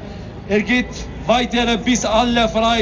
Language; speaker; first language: German; non-native, learner; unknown